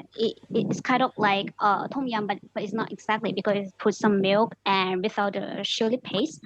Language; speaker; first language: English; non-native, learner; Thai